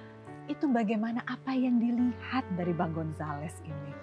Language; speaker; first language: Indonesian; native; Indonesian